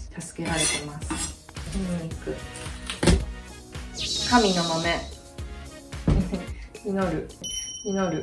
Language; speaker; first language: Japanese; native; Japanese